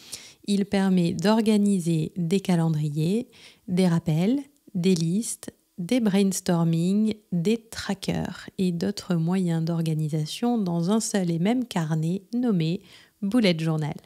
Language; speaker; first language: French; native; French